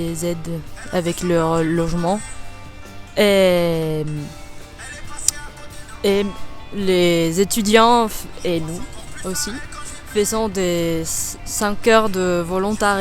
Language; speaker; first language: French; non-native, learner; Spanish